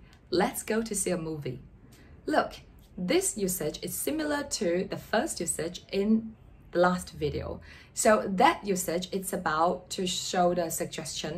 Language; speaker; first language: English; non-native, fluent; Chinese